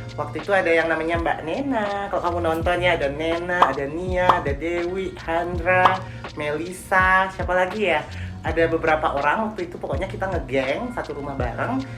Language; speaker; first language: Indonesian; non-native, local second language; Balinese